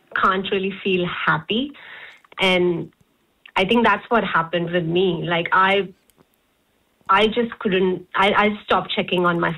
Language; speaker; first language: English; non-native, local second language; Hindi